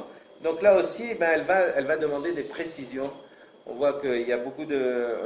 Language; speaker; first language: French; native; French